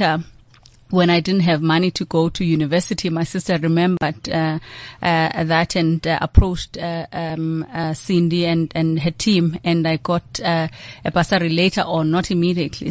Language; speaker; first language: English; non-native, local second language; Xhosa